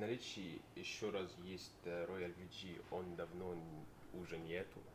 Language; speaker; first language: Russian; non-native, learner; Arabic